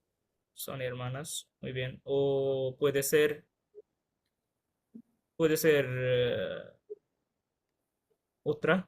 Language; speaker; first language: Spanish; non-native, fluent; Bangla